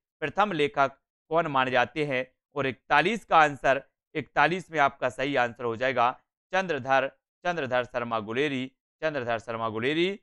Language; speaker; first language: Hindi; native; Hindi